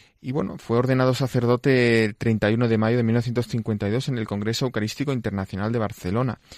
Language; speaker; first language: Spanish; non-native, local second language; Catalan